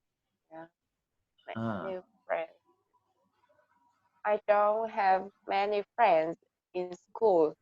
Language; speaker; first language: English; non-native, learner; Vietnamese